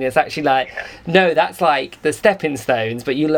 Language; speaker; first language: English; native; English